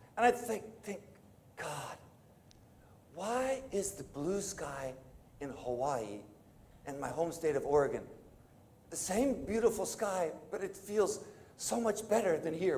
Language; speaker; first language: English; native; English